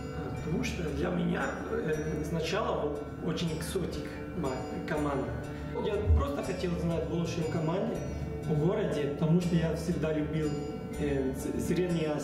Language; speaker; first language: Russian; non-native, learner; Spanish